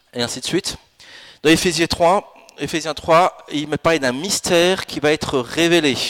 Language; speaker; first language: French; early bilingual, other home language; Italian